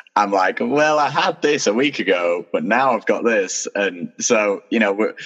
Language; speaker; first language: English; native; English